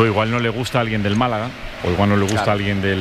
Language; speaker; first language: Spanish; native; Spanish